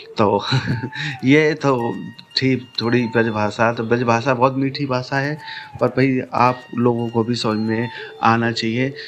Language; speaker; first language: Hindi; native; Hindi